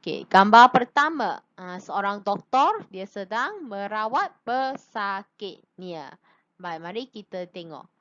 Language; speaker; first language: Malay; non-native, local second language; Chinese